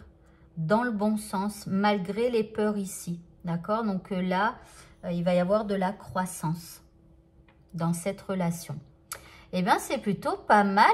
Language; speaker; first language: French; native; French